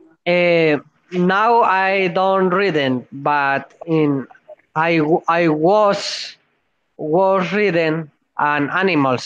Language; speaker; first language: English; non-native, learner; Spanish